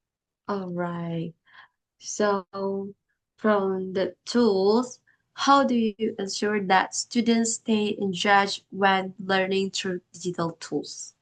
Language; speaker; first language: English; non-native, learner; Indonesian